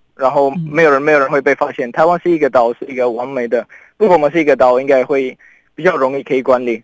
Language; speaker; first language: Chinese; non-native, fluent; Arabic